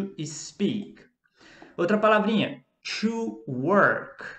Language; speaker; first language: English; non-native, fluent; Portuguese